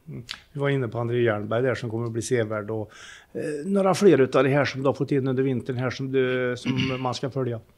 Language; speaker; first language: Swedish; native; Swedish